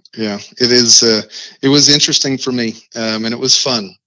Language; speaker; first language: English; native; English